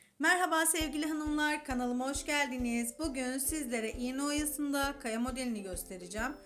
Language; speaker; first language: Turkish; native; Turkish